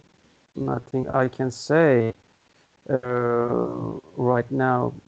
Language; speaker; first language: English; non-native, learner; Turkish